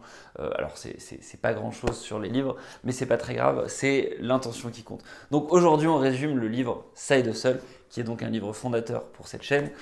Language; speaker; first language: French; native; French